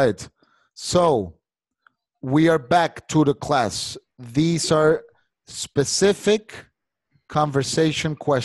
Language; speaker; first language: English; non-native, fluent; Spanish